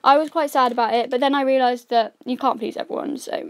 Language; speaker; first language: English; native; English